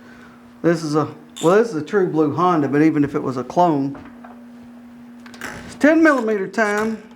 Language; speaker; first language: English; native; English